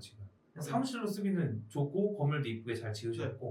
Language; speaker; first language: Korean; native; Korean